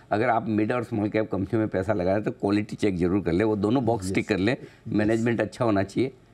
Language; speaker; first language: Hindi; native; Hindi